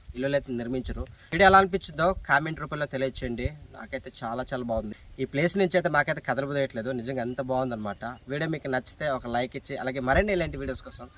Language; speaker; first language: Telugu; non-native, local second language; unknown